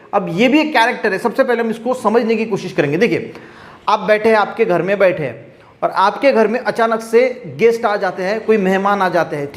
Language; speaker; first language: Hindi; non-native, local second language; Marathi